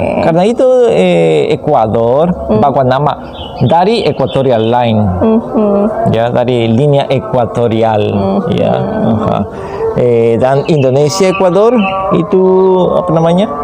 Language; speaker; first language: Indonesian; non-native, fluent; Spanish